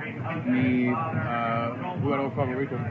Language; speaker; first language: Spanish; non-native, learner; English